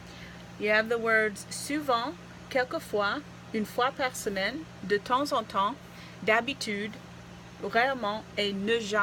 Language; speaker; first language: French; non-native, fluent; English